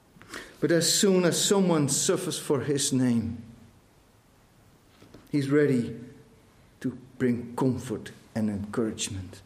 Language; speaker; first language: English; non-native, fluent; Dutch